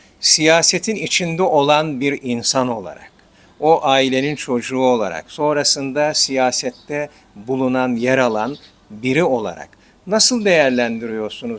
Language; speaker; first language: Turkish; native; Turkish